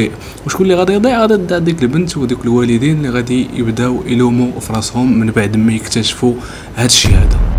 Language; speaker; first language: Arabic; native; Arabic